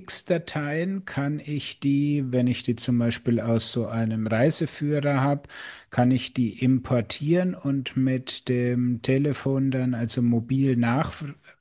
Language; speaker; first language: German; native; German